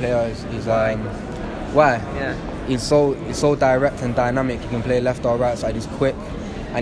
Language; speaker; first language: English; native; English